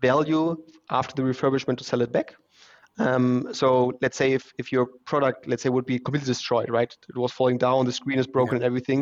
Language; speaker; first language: English; non-native, fluent; German